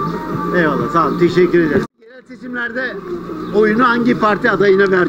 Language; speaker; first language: Turkish; native; Turkish